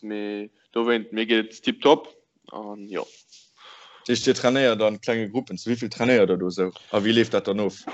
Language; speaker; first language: Luxembourgish; native; Luxembourgish